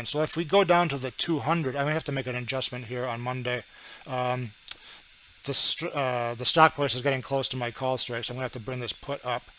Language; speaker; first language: English; native; English